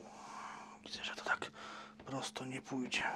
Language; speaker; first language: Polish; native; Polish